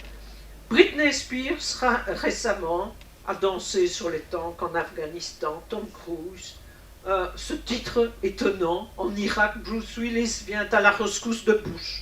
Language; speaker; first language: French; native; French